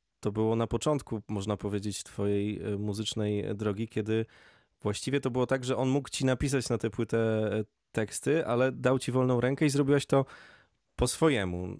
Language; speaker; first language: Polish; native; Polish